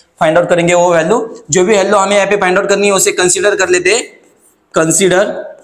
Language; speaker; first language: Hindi; non-native, local second language; Marathi